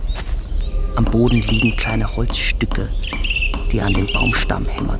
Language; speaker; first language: German; native; German